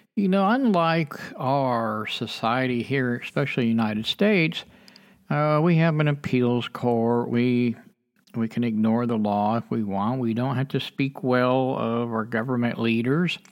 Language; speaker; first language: English; native; English